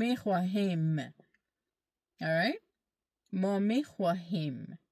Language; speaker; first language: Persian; early bilingual, heritage; Persian